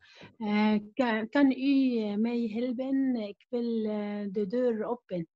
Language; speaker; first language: Dutch; non-native, learner; Arabic